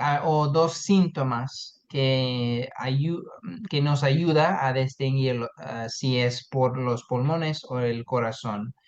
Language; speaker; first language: Spanish; non-native, fluent; English